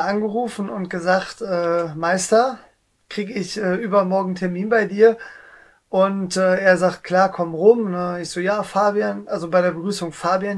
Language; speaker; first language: German; native; German